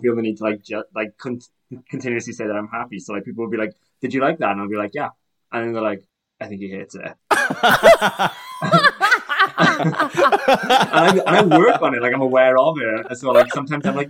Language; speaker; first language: English; native; English